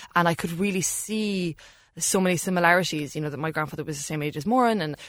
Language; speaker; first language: English; native; English